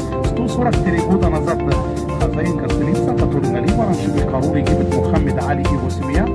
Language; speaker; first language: Russian; non-native, learner; Arabic